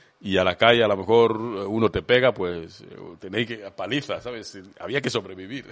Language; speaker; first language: Spanish; non-native, fluent; Swahili